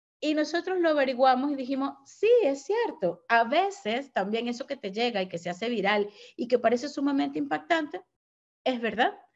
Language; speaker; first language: Spanish; native; Spanish